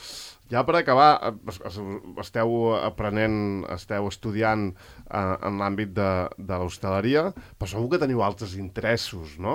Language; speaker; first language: Catalan; native; Catalan